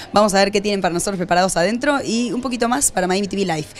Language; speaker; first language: Spanish; native; Spanish